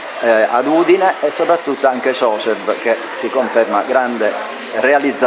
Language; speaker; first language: Italian; native; Italian